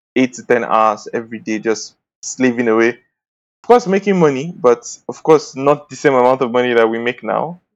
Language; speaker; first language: English; non-native, local second language; Bini